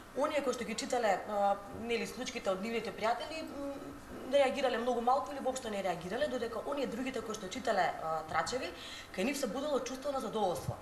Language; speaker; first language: Macedonian; native; Macedonian